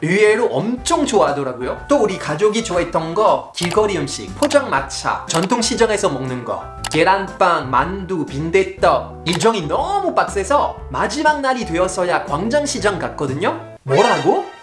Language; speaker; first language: Korean; non-native, fluent; French